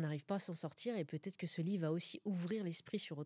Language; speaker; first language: French; native; French